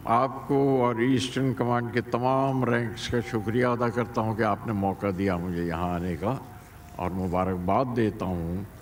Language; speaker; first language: Hindi; native; Hindi